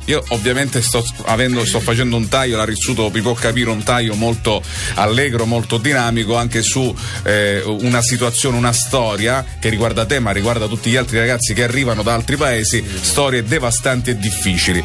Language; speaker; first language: Italian; native; Italian